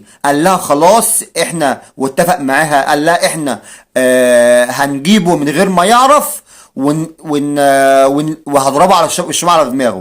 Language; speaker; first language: Arabic; native; Arabic